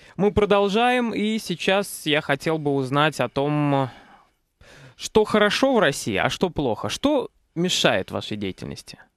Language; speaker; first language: Russian; native; Russian